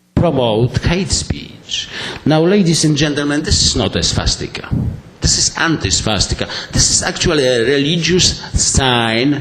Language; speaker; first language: English; non-native, fluent; Polish